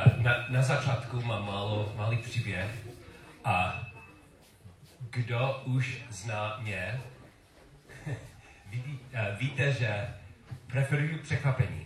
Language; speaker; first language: Czech; non-native, learner; English